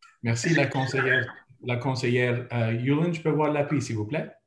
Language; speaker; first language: French; non-native, fluent; English